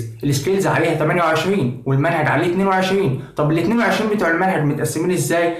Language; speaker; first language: Arabic; native; Arabic